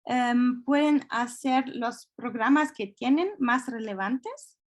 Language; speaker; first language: Spanish; non-native, fluent; German